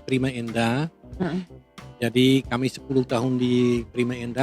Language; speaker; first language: Indonesian; non-native, fluent; Dutch